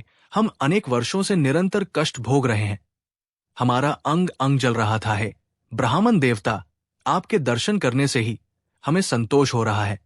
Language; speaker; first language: Hindi; native; Hindi